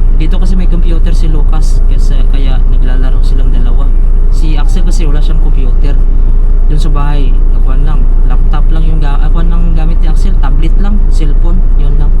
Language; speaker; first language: Filipino; non-native, local second language; Cebuano